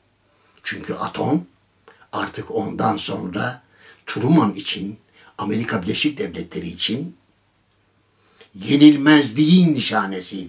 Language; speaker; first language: Turkish; native; Turkish